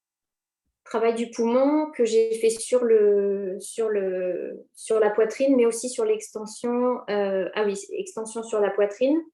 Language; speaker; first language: French; native; French